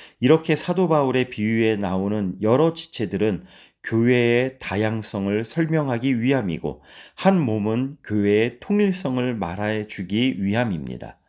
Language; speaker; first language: Korean; native; Korean